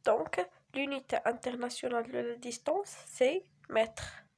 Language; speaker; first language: French; non-native, local second language; Arabic